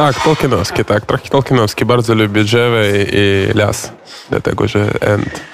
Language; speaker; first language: Polish; non-native, learner; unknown